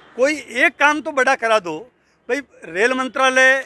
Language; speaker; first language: Hindi; native; Hindi